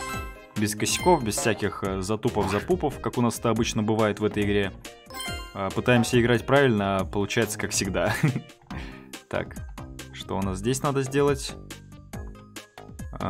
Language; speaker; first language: Russian; native; Russian